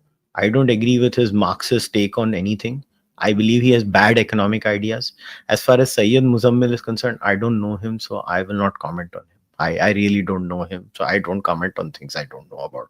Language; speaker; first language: English; non-native, local second language; Hindi